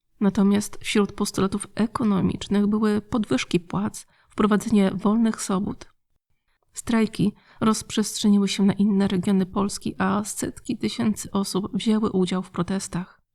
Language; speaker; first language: Polish; native; Polish